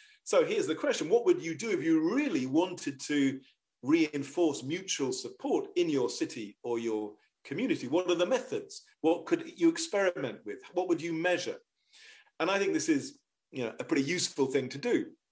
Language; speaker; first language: English; native; English